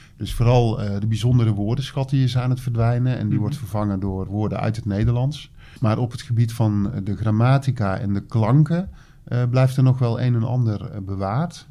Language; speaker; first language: Dutch; native; Dutch